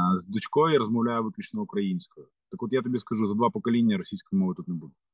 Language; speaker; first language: Ukrainian; non-native, local second language; Russian